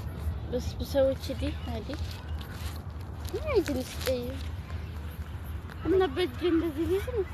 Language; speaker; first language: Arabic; non-native, learner; Amharic